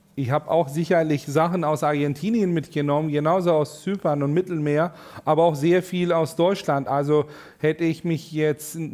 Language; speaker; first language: German; non-native, fluent; Turkish